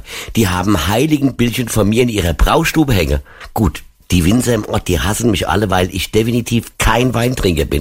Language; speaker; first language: German; native; German